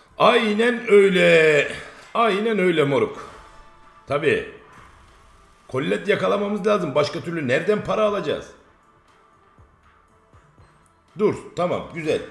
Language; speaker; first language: Turkish; native; Turkish